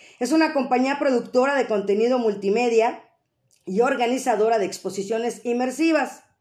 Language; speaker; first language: Spanish; native; Spanish